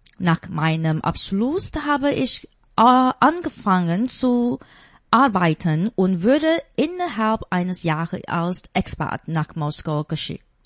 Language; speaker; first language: German; non-native, fluent; Chinese